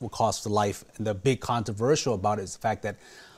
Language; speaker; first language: English; non-native, fluent; Lao